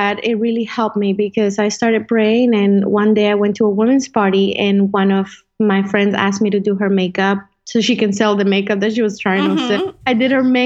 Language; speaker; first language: English; non-native, fluent; Spanish